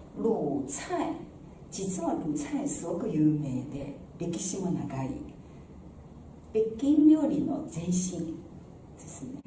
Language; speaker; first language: Japanese; non-native, fluent; Chinese